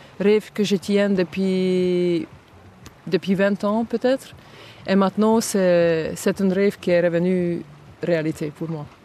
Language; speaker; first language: French; non-native, fluent; Hungarian